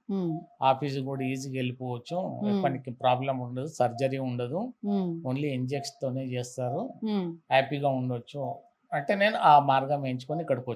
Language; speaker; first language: Telugu; native; Telugu